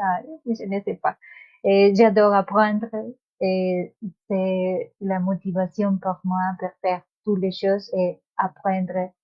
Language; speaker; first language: French; non-native, learner; Spanish